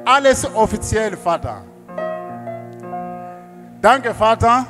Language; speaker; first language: German; non-native, learner; Portuguese